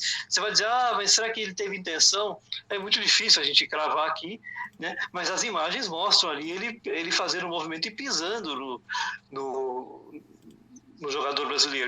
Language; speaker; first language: Portuguese; native; Portuguese